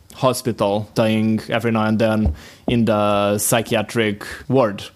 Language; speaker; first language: English; non-native, fluent; Portuguese